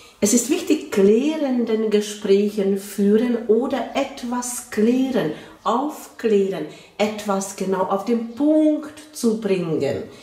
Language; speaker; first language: German; non-native, fluent; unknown